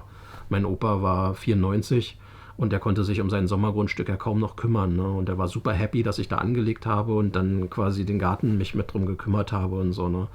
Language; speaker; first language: German; native; German